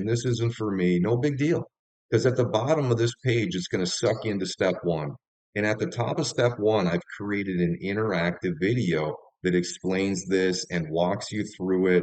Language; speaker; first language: English; native; English